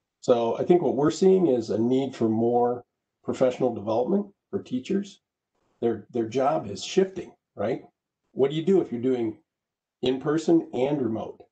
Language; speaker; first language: English; native; English